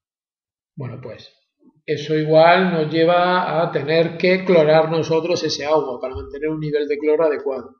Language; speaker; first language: Spanish; native; Spanish